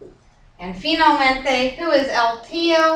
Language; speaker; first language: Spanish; non-native, fluent; English